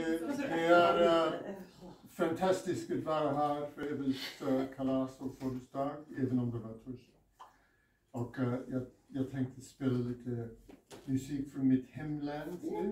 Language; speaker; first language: Swedish; non-native, learner; English